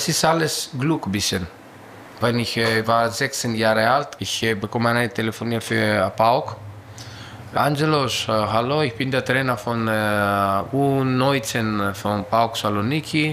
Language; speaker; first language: German; non-native, learner; Greek